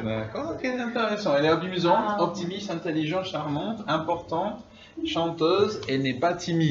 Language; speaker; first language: French; non-native, fluent; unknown